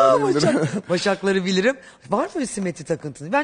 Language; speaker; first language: Turkish; native; Turkish